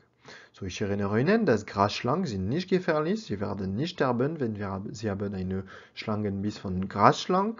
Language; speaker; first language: German; non-native, learner; French